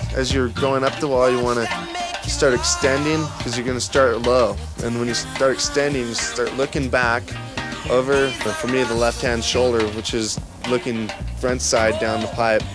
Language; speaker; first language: English; native; English